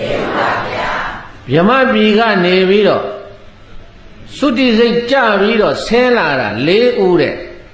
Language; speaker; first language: Burmese; native; Burmese